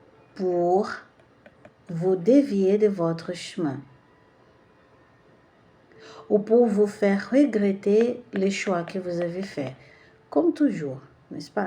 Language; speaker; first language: French; non-native, fluent; Portuguese